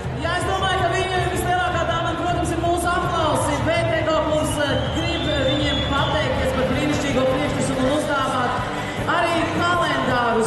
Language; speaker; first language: Latvian; native; Latvian